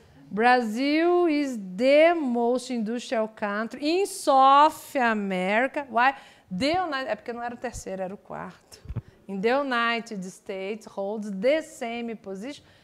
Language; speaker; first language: English; non-native, fluent; Portuguese